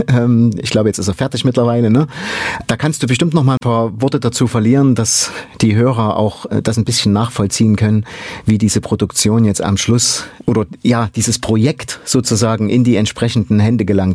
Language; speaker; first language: German; native; German